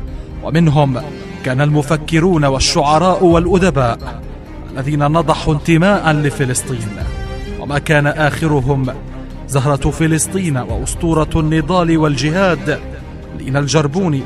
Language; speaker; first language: Arabic; native; Arabic